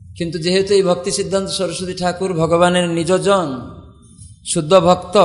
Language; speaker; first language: Bangla; non-native, fluent; Odia